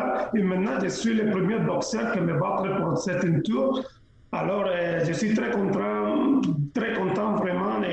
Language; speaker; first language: French; non-native, fluent; Spanish